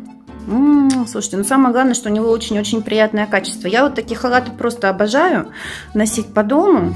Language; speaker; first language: Russian; native; Russian